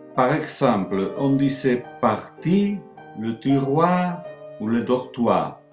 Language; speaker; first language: French; non-native, learner; Spanish